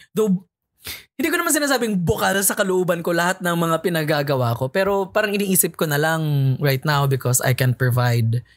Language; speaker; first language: Filipino; native; Filipino